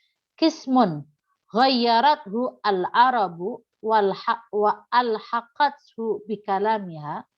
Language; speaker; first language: Arabic; non-native, fluent; Indonesian